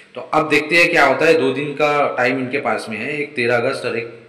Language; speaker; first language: Hindi; non-native, local second language; Marathi